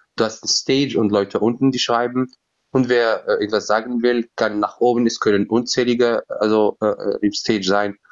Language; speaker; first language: German; non-native, fluent; Berber languages